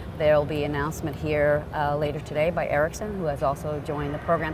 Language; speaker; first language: English; native; English